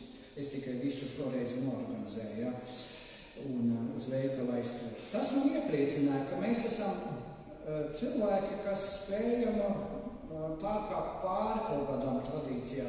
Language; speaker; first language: Latvian; native; Latvian